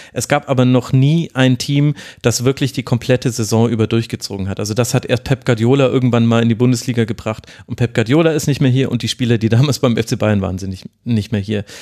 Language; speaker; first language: German; native; German